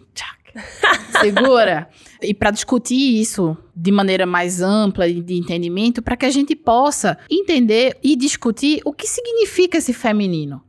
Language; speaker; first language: Portuguese; native; Portuguese